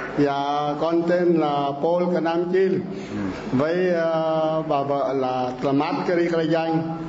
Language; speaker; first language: Vietnamese; non-native, local second language; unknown